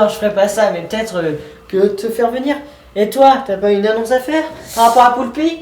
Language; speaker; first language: French; native; French